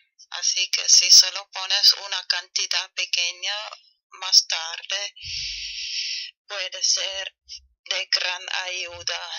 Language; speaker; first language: Spanish; non-native, learner; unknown